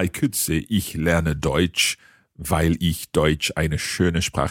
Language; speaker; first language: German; non-native, learner; English